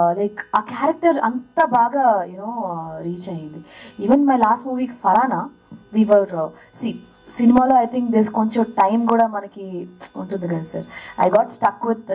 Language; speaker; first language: Telugu; early bilingual, heritage; Telugu